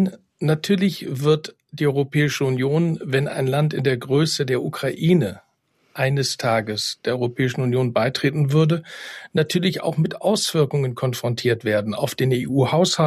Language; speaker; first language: German; native; German